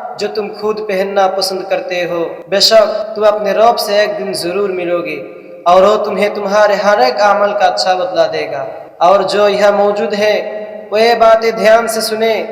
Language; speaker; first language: Urdu; non-native, fluent; Bangla